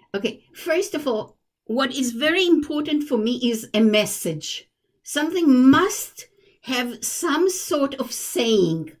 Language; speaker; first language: English; non-native, fluent; Hebrew